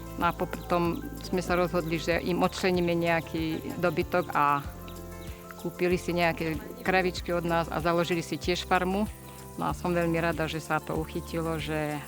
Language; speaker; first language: Slovak; native; Slovak